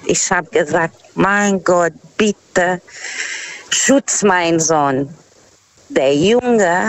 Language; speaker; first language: German; non-native, fluent; Portuguese